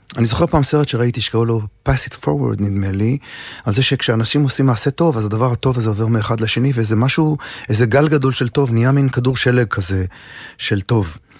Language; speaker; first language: Hebrew; native; Hebrew